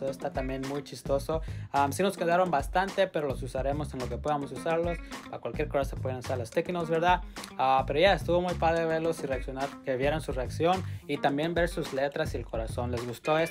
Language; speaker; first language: Spanish; native; Spanish